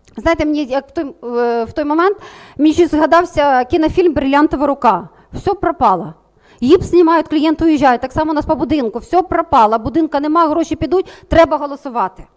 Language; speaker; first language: Ukrainian; native; Ukrainian